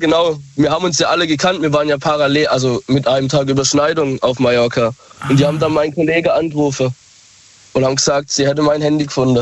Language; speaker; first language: German; native; German